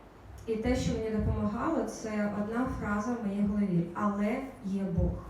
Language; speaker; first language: Ukrainian; native; Ukrainian